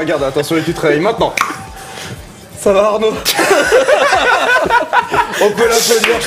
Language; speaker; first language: French; native; French